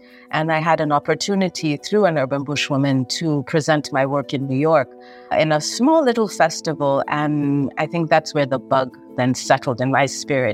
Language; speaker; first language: English; native; English